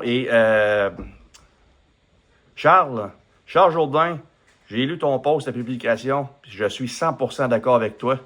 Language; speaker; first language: French; native; French